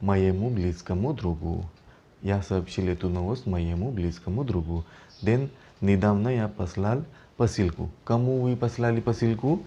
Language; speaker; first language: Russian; non-native, fluent; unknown